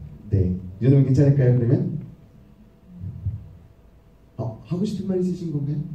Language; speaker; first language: Korean; non-native, fluent; French